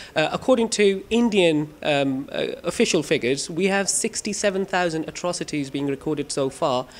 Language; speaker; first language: English; non-native, local second language; Urdu